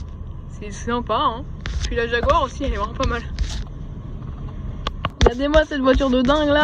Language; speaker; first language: French; native; French